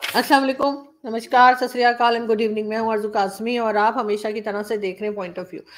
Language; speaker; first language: Urdu; native; Urdu